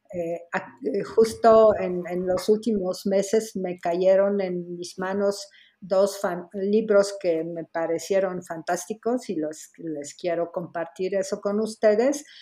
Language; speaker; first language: Spanish; non-native, fluent; Polish